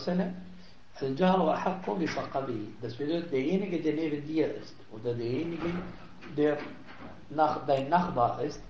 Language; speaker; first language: German; non-native, fluent; Arabic